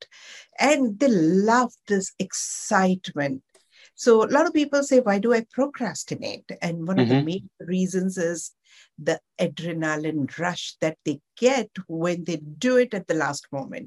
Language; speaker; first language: English; non-native, local second language; Gujarati